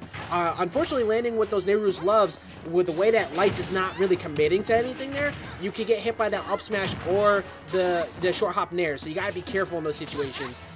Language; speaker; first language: English; native; English